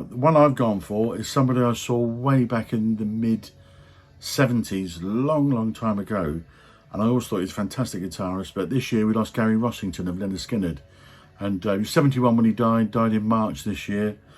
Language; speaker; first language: English; native; English